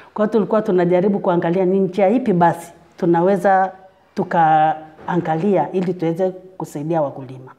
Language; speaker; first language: Swahili; native; Swahili